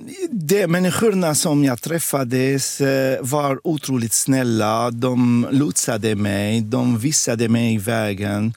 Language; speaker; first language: Swedish; non-native, fluent; Arabic